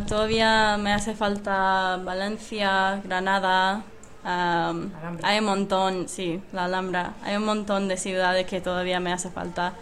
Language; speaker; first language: Spanish; non-native, fluent; English